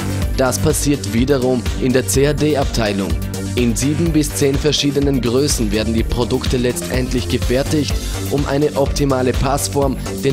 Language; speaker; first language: German; native; German